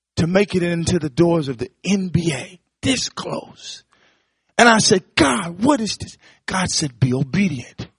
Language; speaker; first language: English; native; English